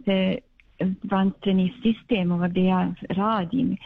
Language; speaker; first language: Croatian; early bilingual, other home language; Bosnian